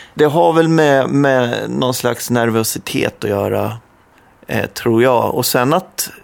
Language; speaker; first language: Swedish; native; Swedish